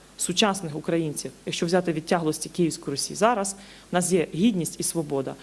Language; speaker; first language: Ukrainian; native; Ukrainian